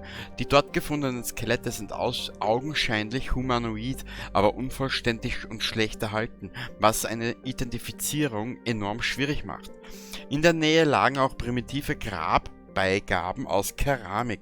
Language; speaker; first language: German; native; German